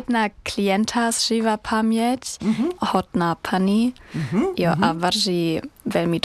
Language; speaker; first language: Czech; non-native, learner; German